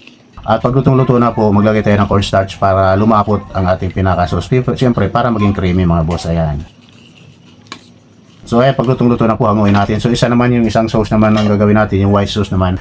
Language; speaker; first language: Filipino; native; Filipino